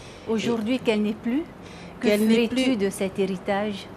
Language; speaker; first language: French; native; French